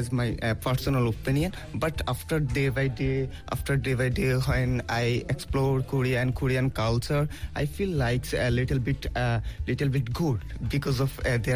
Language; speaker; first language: English; non-native, local second language; Bangla